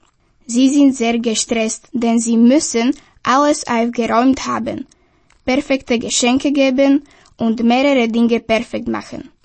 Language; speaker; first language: German; non-native, fluent; Slovak